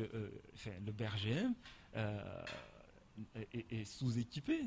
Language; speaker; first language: French; non-native, local second language; Comorian